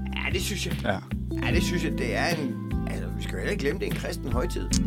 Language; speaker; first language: Danish; native; Danish